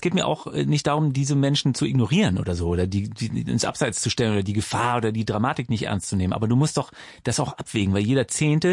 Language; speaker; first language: German; native; German